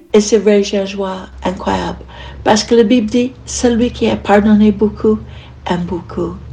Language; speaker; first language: French; non-native, fluent; English